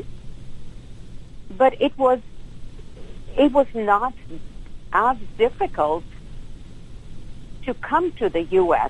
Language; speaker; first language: English; non-native, local second language; Hindi